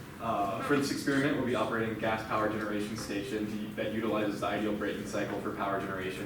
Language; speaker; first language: English; native; English